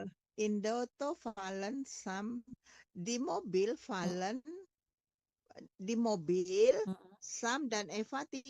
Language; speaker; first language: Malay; non-native, learner; Indonesian